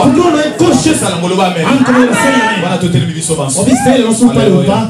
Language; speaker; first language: Swedish; non-native, fluent; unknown